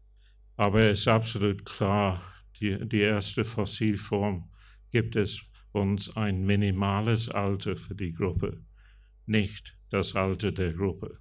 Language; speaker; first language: German; non-native, fluent; English